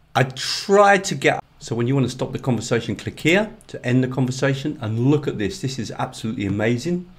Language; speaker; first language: English; native; English